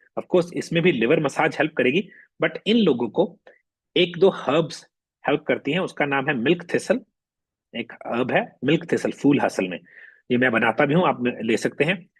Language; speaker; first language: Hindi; non-native, local second language; Punjabi